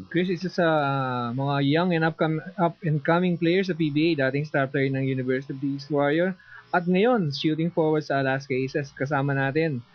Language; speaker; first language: Filipino; native; Filipino